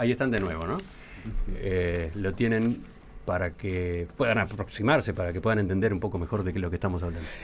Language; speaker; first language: Spanish; native; Spanish